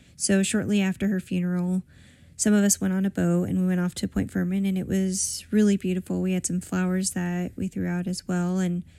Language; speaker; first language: English; native; English